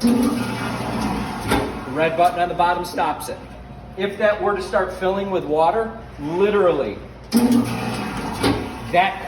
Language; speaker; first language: English; native; English